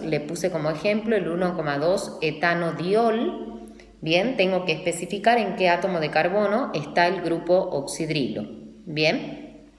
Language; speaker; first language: Spanish; native; Spanish